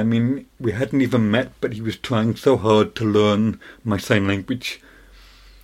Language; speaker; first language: English; native; English